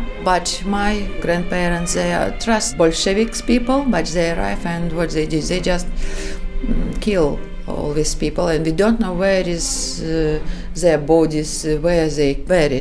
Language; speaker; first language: English; non-native, fluent; Kyrgyz